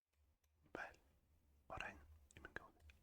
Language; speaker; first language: Basque; non-native, learner; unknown